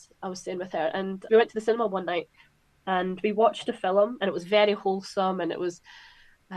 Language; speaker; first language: English; native; English